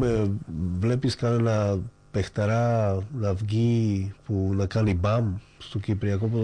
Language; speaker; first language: Greek; non-native, fluent; Slovak